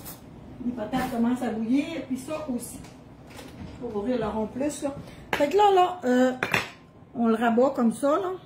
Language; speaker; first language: French; native; French